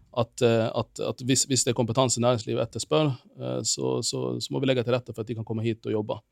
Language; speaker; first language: Norwegian; non-native, fluent; Finnish